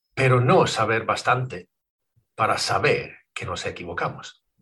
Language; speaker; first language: Spanish; non-native, fluent; Swedish